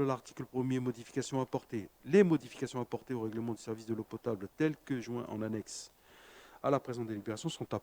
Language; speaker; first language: French; native; French